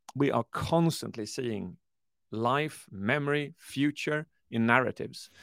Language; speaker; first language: English; early bilingual, other home language; Swedish